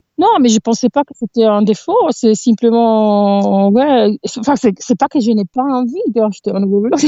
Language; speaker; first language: French; non-native, fluent; Italian